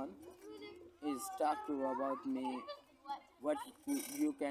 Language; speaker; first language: English; non-native, local second language; Punjabi